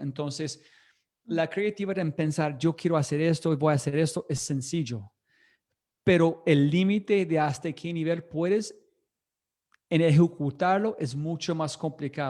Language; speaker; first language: Spanish; non-native, fluent; English